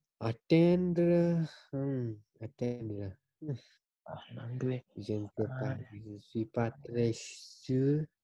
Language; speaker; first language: French; non-native, learner; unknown